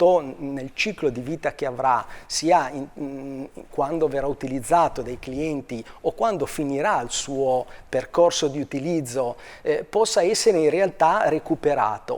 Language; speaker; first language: Italian; native; Italian